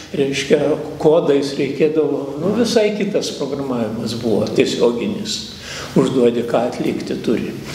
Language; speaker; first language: Lithuanian; native; Lithuanian